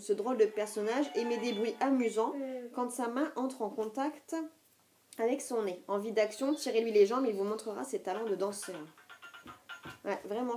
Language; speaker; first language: French; native; French